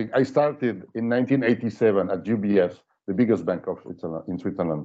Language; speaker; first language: English; non-native, fluent; French